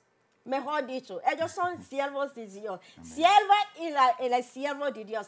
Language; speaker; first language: Spanish; non-native, learner; English